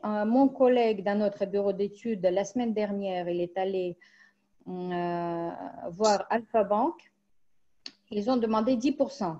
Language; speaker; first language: French; non-native, fluent; Russian